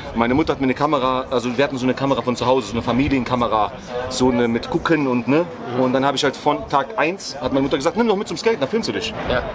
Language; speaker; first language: German; early bilingual, other home language; Ukrainian